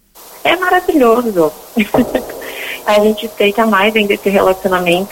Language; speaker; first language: Portuguese; native; Portuguese